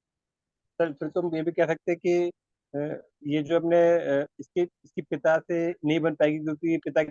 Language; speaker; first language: Hindi; native; Hindi